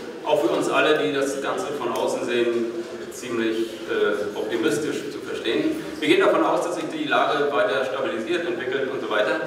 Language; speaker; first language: German; native; German